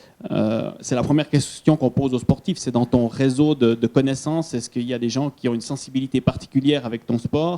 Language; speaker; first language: French; native; French